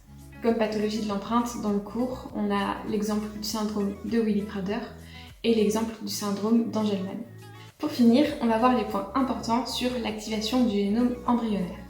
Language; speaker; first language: French; native; French